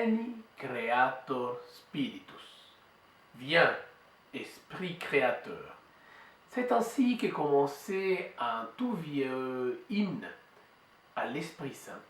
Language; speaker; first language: French; native; French